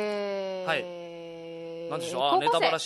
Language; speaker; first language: Japanese; native; Japanese